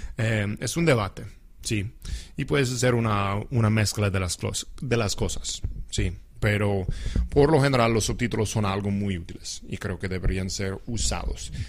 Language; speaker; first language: Spanish; non-native, fluent; English